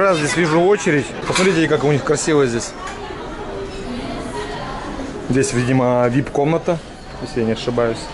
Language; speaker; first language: Russian; native; Russian